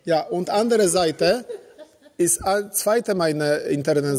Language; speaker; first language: German; non-native, learner; Polish